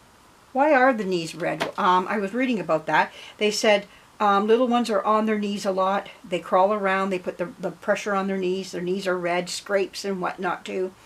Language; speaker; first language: English; native; English